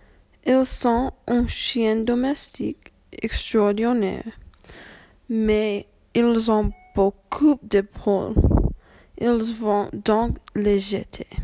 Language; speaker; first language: French; non-native, learner; English